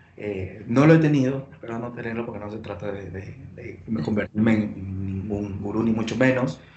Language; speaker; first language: Spanish; native; Spanish